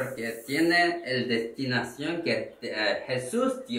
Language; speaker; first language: Spanish; non-native, learner; Korean